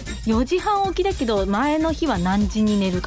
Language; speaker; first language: Japanese; native; Japanese